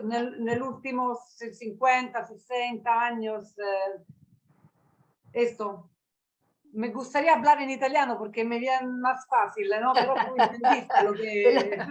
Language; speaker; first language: Spanish; non-native, learner; Italian